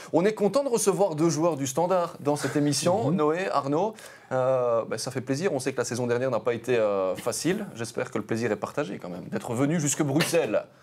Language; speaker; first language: French; native; French